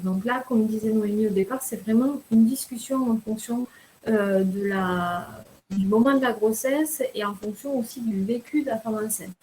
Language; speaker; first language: French; native; French